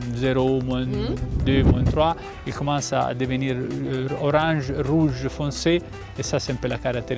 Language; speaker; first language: French; non-native, fluent; Italian